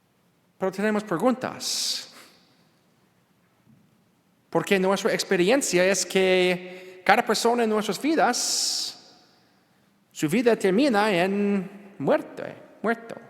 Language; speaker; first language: Spanish; non-native, learner; English